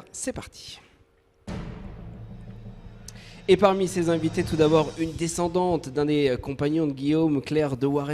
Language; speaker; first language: French; native; French